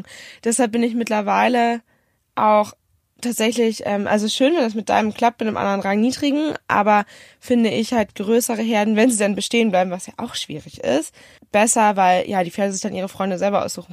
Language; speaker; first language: German; native; German